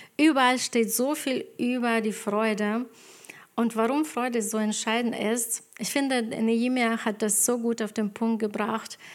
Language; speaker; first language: German; non-native, fluent; Ukrainian